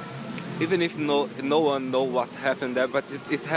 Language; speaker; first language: English; non-native, learner; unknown